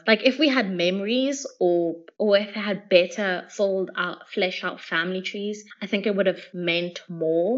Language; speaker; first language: English; native; English